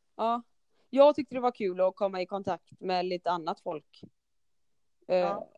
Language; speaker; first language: Swedish; early bilingual, other home language; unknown